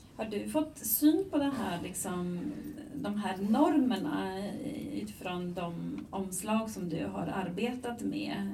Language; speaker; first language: Swedish; non-native, fluent; Romanian